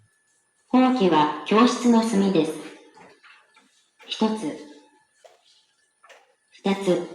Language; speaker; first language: Japanese; non-native, learner; Indonesian